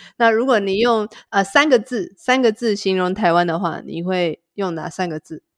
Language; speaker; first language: Chinese; native; Chinese